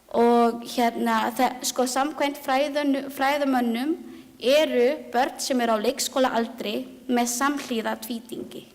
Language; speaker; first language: Icelandic; non-native, learner; Filipino